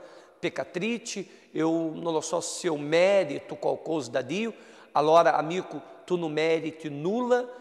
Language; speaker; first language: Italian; non-native, fluent; Portuguese